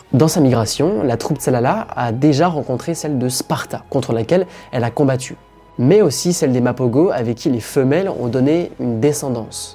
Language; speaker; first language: French; native; French